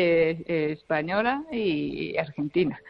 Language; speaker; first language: Spanish; non-native, learner; Japanese